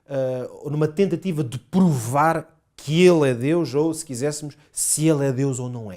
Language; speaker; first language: Portuguese; native; Portuguese